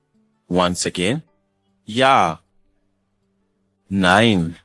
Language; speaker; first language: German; non-native, fluent; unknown